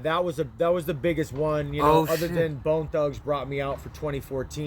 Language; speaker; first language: English; native; English